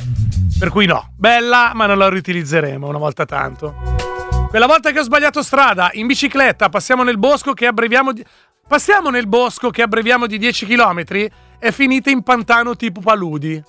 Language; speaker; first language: Italian; native; Italian